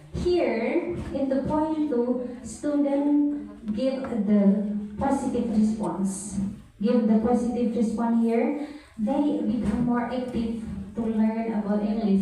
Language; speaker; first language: English; non-native, learner; Indonesian